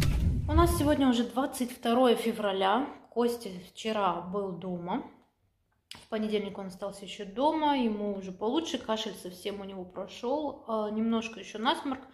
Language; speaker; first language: Russian; native; Russian